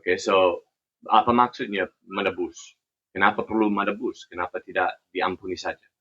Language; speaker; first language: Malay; non-native, fluent; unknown